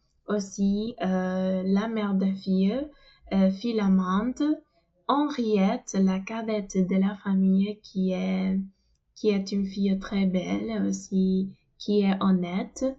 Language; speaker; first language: French; non-native, fluent; Spanish